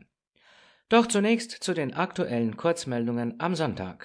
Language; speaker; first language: German; non-native, fluent; Romanian